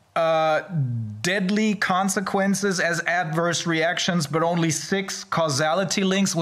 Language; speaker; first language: English; non-native, fluent; German